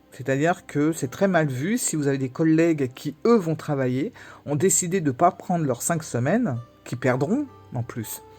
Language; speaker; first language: French; native; French